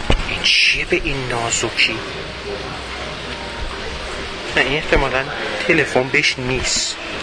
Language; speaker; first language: Persian; native; Persian